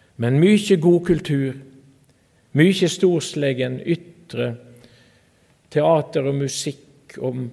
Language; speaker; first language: Norwegian; native; Norwegian